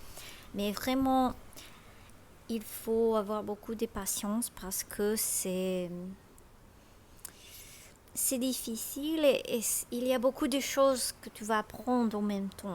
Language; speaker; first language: French; non-native, fluent; Spanish